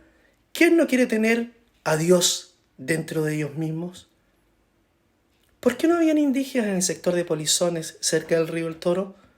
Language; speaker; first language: Spanish; native; Spanish